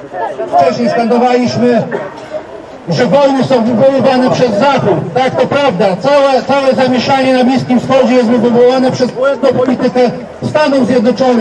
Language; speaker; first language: Polish; native; Polish